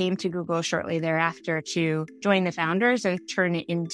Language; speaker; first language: English; native; English